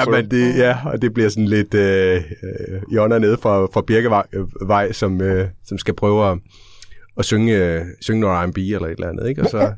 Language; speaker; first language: Danish; native; Danish